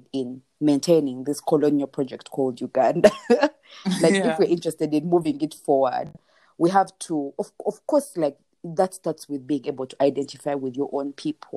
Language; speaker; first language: English; non-native, local second language; Nyankole